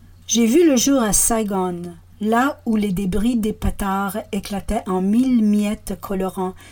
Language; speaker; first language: French; non-native, fluent; English